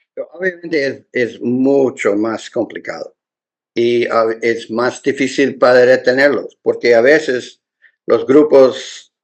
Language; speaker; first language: Spanish; non-native, learner; English